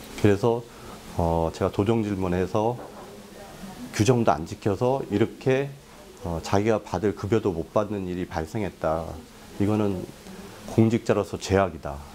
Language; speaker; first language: Korean; native; Korean